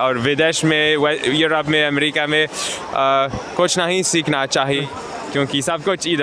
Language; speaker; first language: Hindi; non-native, learner; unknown